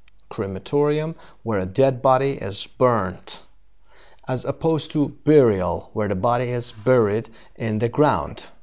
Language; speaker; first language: English; non-native, fluent; Persian